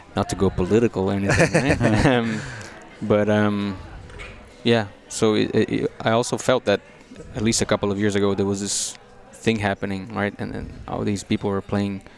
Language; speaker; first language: English; non-native, fluent; Portuguese